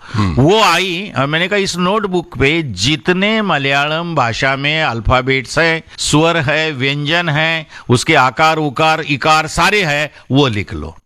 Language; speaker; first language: Hindi; non-native, local second language; Marathi